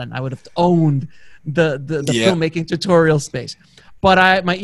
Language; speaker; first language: English; native; English